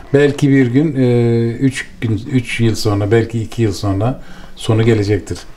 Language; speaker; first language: Turkish; native; Turkish